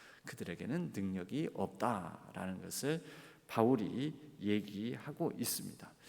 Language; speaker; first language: Korean; native; Korean